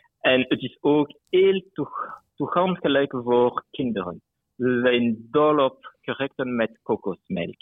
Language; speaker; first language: Dutch; non-native, local second language; French